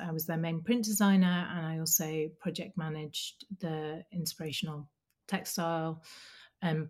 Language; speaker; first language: English; native; English